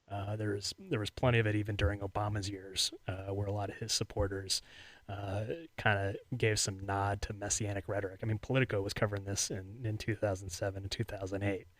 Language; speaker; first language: English; native; English